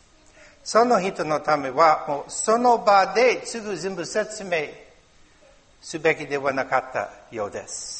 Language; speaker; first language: Japanese; non-native, learner; English